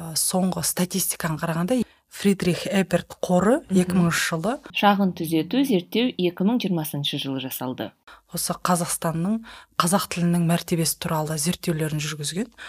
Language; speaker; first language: Kazakh; native; Kazakh